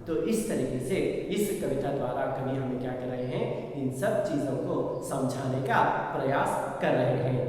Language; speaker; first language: Hindi; non-native, local second language; Kannada